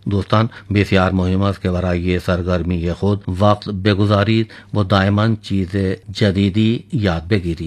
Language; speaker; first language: Persian; non-native, fluent; Urdu